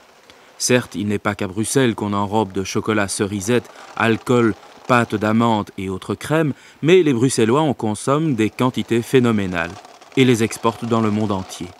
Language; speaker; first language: French; native; French